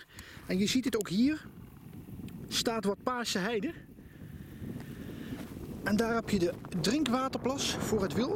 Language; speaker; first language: Dutch; native; Dutch